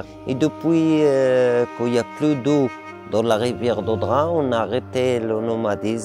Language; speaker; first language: French; non-native, learner; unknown